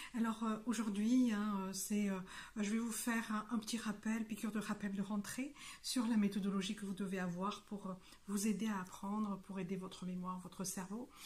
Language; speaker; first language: French; non-native, local second language; Malagasy